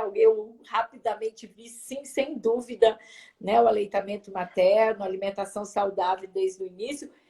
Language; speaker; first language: Portuguese; native; Portuguese